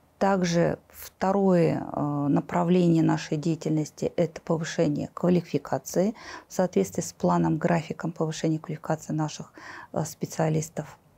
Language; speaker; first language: Russian; native; Russian